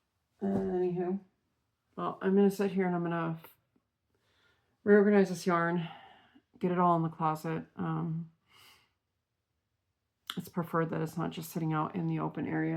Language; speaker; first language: English; native; English